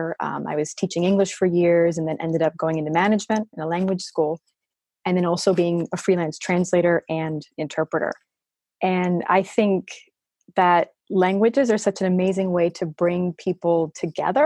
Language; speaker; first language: English; native; English